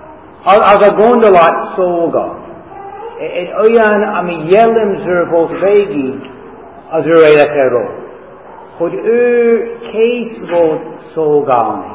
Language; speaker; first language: Hungarian; non-native, learner; English